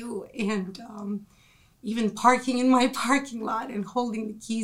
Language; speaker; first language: English; non-native, fluent; Ukrainian